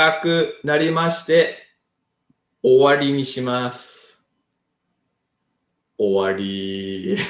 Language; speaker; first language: Japanese; non-native, learner; English